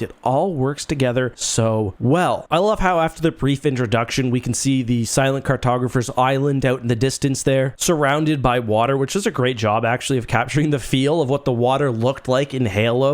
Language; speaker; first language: English; native; English